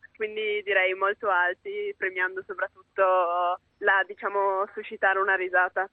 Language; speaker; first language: Italian; native; Italian